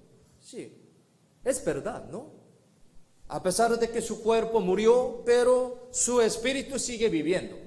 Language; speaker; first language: Spanish; non-native, fluent; Korean